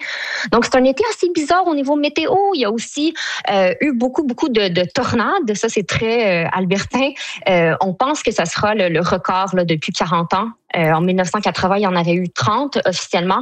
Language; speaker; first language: French; native; French